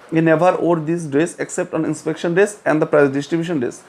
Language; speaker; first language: English; non-native, local second language; Assamese